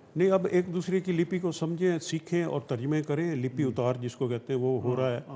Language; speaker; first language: Urdu; non-native, local second language; Punjabi